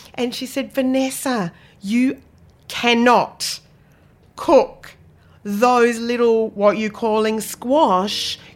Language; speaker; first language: English; native; English